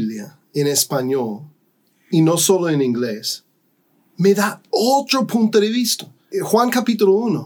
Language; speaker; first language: Spanish; non-native, fluent; English